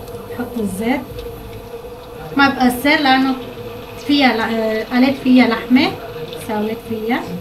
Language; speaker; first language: Arabic; non-native, local second language; Kurdish